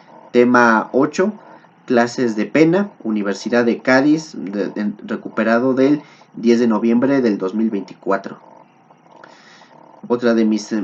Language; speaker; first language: Spanish; native; Spanish